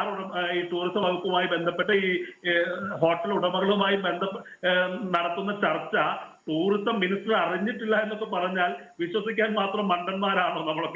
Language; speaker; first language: Malayalam; native; Malayalam